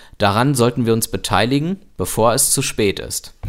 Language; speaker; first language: German; native; German